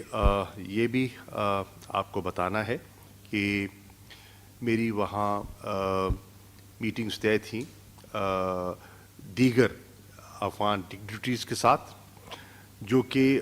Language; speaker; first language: Urdu; non-native, local second language; Saraiki